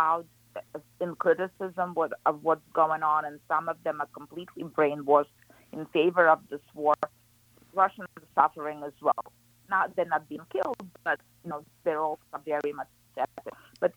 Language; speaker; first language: English; non-native, fluent; Ukrainian